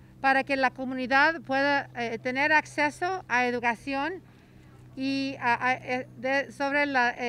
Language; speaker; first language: Spanish; early bilingual, heritage; Spanish